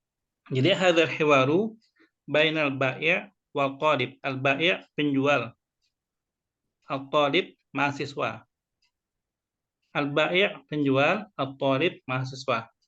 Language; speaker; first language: Arabic; non-native, fluent; Indonesian